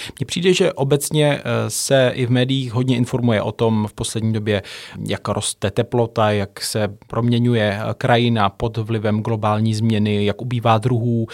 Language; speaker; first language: Czech; native; Czech